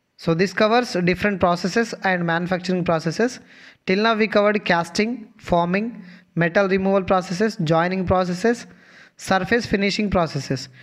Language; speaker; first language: English; non-native, local second language; Telugu